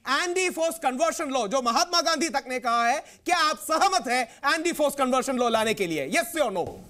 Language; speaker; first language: Hindi; non-native, local second language; Malayalam